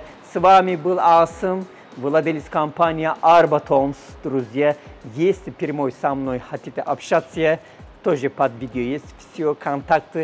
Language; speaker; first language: Russian; non-native, learner; Turkish